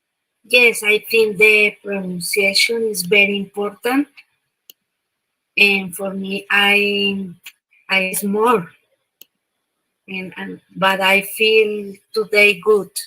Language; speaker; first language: English; non-native, learner; Spanish